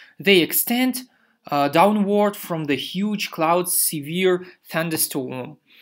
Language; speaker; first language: English; non-native, fluent; Kazakh